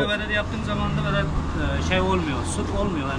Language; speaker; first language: Turkish; non-native, learner; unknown